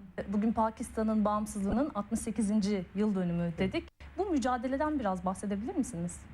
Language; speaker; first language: Turkish; native; Turkish